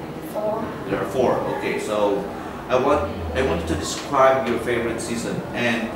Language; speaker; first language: English; non-native, fluent; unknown